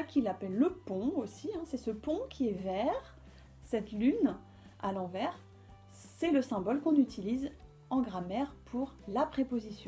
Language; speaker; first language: French; native; French